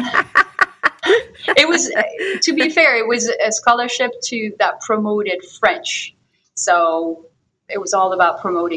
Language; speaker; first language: English; non-native, fluent; French